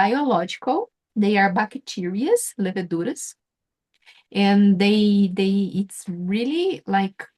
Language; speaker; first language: English; non-native, fluent; Portuguese